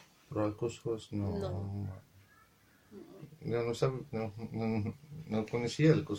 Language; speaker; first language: Catalan; non-native, fluent; Arabic